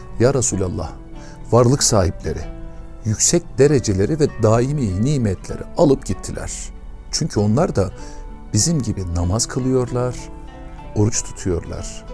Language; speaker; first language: Turkish; native; Turkish